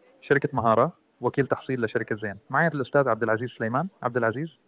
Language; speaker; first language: Arabic; native; Arabic